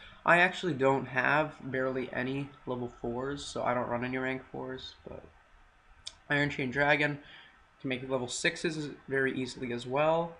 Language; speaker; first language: English; native; English